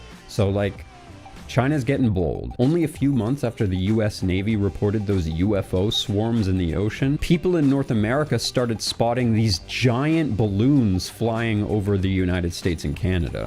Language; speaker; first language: English; native; English